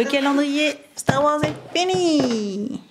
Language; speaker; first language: French; native; French